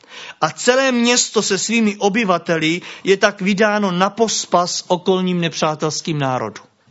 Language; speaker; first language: Czech; native; Czech